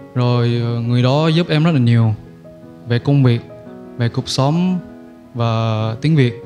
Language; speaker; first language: Vietnamese; non-native, fluent; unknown